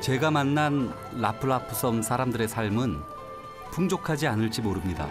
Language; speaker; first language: Korean; native; Korean